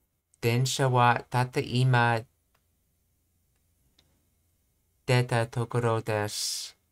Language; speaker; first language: Japanese; non-native, learner; English